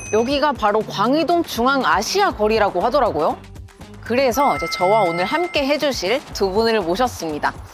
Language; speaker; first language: Korean; native; Korean